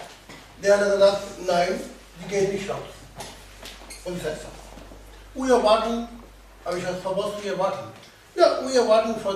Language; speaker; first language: German; non-native, learner; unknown